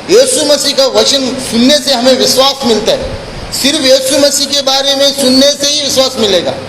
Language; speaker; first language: Hindi; non-native, local second language; Telugu